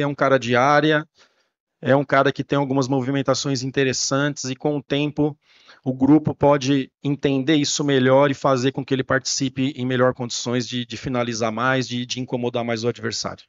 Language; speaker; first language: Portuguese; native; Portuguese